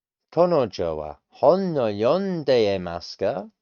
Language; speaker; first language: Japanese; non-native, learner; English